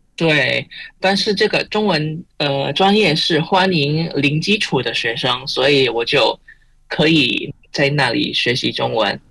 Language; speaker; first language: Chinese; non-native, fluent; Indonesian